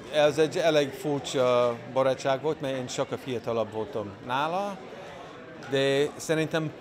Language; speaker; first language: Hungarian; non-native, fluent; English